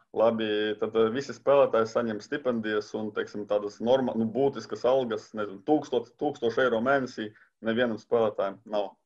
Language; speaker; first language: Latvian; native; Latvian